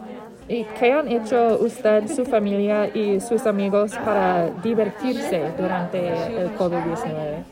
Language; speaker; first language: Spanish; non-native, learner; English